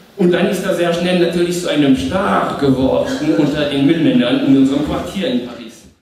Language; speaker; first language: German; non-native, fluent; French